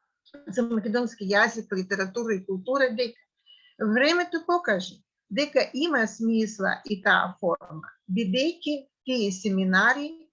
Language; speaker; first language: Macedonian; non-native, fluent; Russian